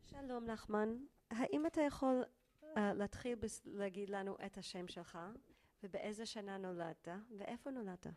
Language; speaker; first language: Hebrew; native; Hebrew